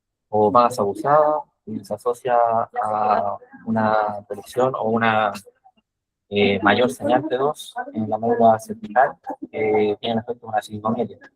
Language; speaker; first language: Spanish; native; Spanish